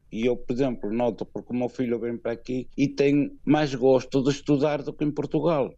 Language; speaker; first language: Portuguese; early bilingual, heritage; Portuguese